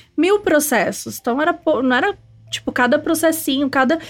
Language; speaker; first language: Portuguese; native; Portuguese